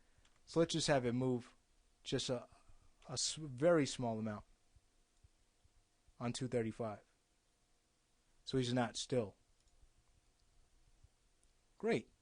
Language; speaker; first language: English; native; English